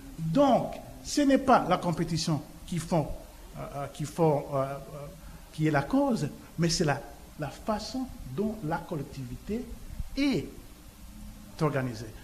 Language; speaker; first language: French; non-native, local second language; Lingala